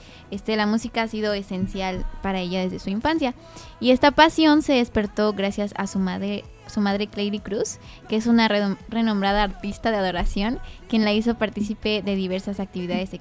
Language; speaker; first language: Spanish; native; Spanish